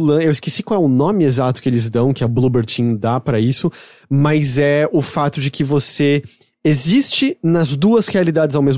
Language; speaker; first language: Portuguese; native; Portuguese